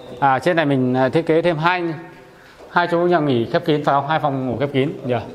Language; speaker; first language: Vietnamese; native; Vietnamese